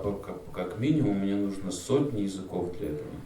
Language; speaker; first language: Russian; native; Russian